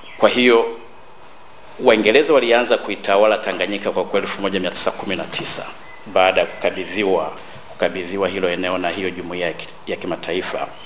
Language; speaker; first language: Swahili; native; Swahili